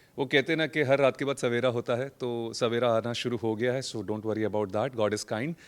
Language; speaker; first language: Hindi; non-native, local second language; Gujarati